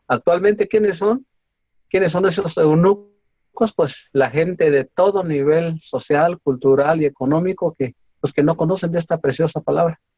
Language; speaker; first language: Spanish; native; Spanish